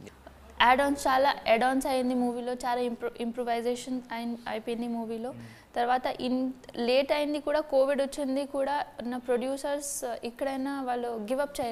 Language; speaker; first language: Telugu; non-native, fluent; Hindi